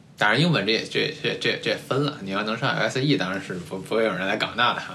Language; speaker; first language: Chinese; native; Chinese